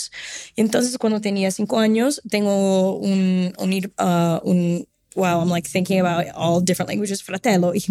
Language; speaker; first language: Spanish; non-native, fluent; Portuguese